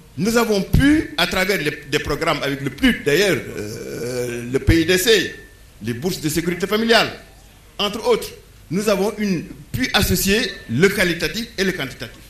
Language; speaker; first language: French; non-native, local second language; Wolof